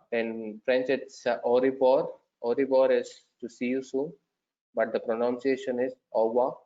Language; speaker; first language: French; non-native, learner; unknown